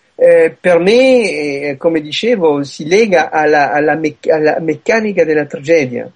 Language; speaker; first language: Italian; early bilingual, heritage; Italian